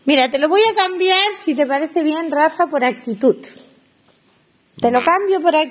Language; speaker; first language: Spanish; native; Spanish